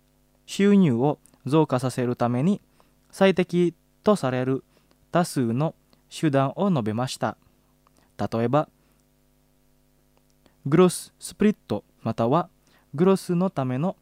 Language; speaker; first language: Japanese; non-native, fluent; Indonesian